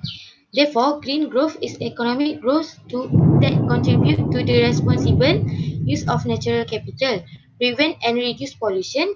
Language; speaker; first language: English; non-native, learner; Indonesian